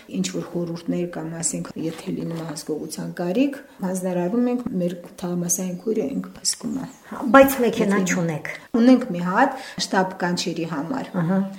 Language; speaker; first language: Armenian; native; Armenian